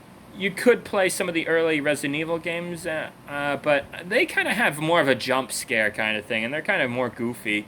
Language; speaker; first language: English; native; English